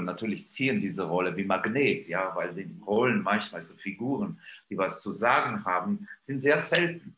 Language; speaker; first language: German; non-native, fluent; Georgian